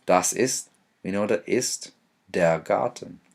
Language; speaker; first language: German; non-native, fluent; English